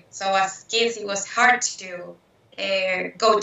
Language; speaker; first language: English; non-native, fluent; Spanish